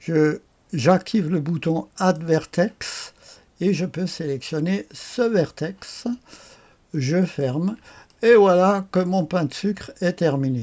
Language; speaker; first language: French; native; French